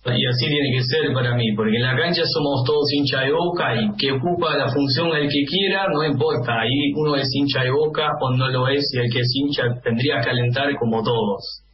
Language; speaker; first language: Spanish; non-native, fluent; Dutch